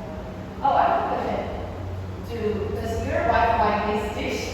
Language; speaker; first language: English; non-native, learner; Chinese